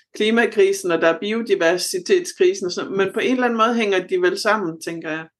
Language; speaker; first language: Danish; native; Danish